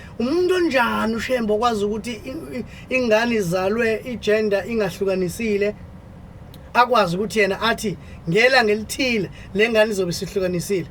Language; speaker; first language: Zulu; native; Zulu